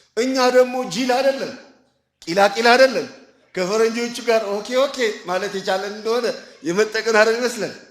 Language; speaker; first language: Amharic; early bilingual, heritage; Amharic